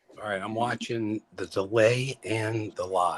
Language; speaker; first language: English; native; English